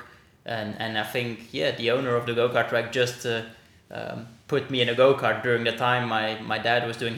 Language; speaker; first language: English; non-native, fluent; Dutch